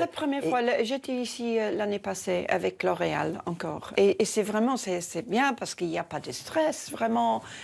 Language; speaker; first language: French; non-native, learner; English